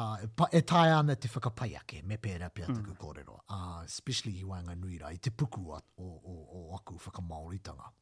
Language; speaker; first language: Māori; non-native, local second language; English